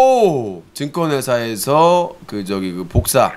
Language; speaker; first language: Korean; native; Korean